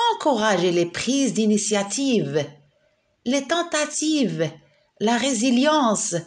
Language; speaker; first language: French; non-native, local second language; Arabic